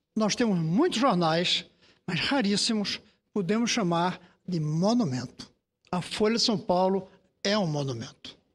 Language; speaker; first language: Portuguese; native; Portuguese